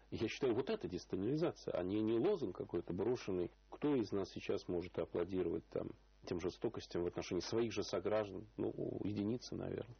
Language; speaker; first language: Russian; native; Russian